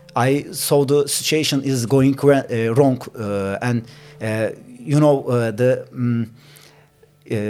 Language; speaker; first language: English; non-native, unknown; Turkish